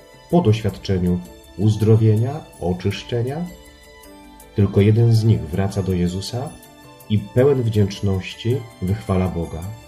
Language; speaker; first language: Polish; native; Polish